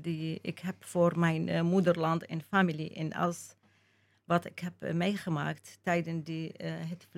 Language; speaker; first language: Dutch; non-native, learner; Arabic